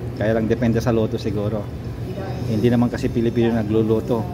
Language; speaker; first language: Filipino; native; Filipino